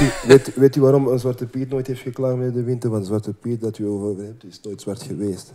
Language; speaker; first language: Dutch; early bilingual, other home language; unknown